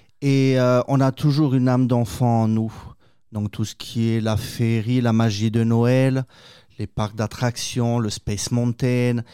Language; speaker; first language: French; native; French